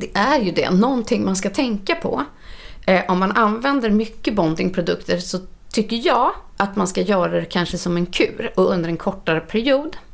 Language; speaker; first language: Swedish; native; Swedish